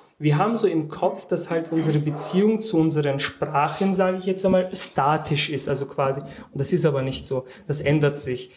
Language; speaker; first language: German; early bilingual, other home language; Turkish